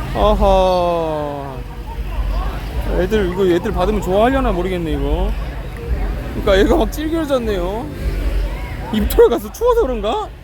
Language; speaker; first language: Korean; native; Korean